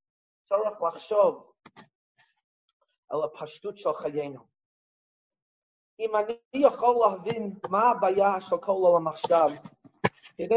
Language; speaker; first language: Hebrew; non-native, fluent; English